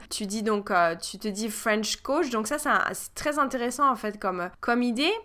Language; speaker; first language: French; native; French